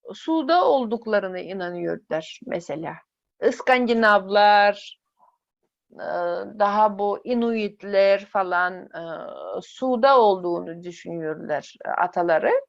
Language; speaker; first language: Turkish; non-native, fluent; Yakut